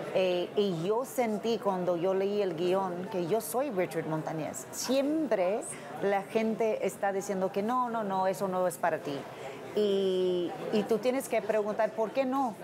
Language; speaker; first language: Spanish; non-native, fluent; English